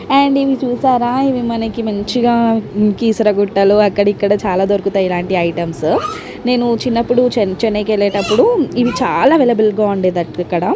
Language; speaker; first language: Telugu; non-native, local second language; Tamil